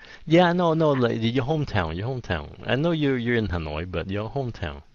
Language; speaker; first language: English; non-native, fluent; Vietnamese